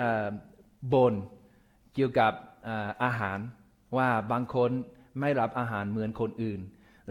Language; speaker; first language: Thai; non-native, fluent; English